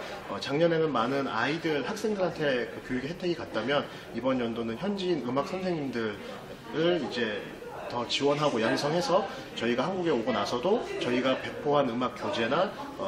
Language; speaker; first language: Korean; native; Korean